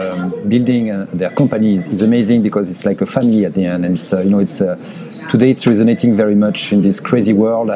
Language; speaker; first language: English; non-native, fluent; French